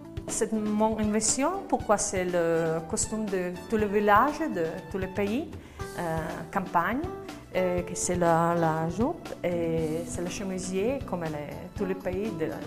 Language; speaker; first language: French; non-native, learner; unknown